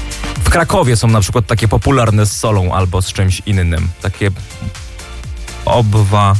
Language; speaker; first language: Polish; native; Polish